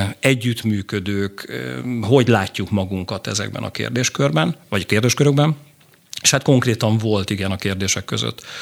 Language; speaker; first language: Hungarian; native; Hungarian